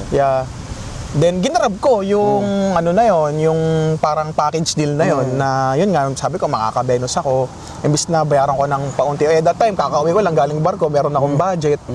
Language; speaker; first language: Filipino; native; Filipino